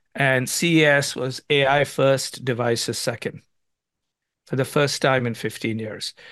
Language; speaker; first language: English; non-native, local second language; Gujarati